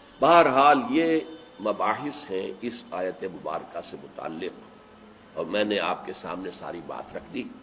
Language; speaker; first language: Urdu; native; Urdu